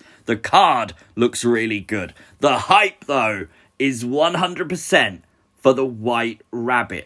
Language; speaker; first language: English; native; English